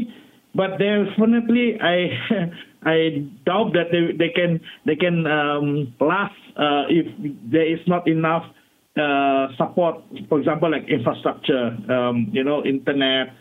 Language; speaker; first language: English; non-native, local second language; Malay